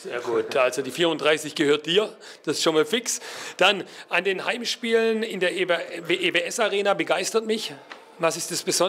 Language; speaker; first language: German; native; German